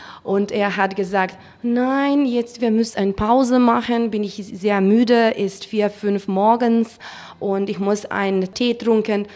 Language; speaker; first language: German; non-native, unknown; Macedonian